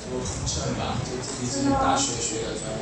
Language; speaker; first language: Chinese; native; Chinese